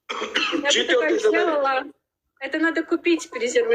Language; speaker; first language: Russian; native; Russian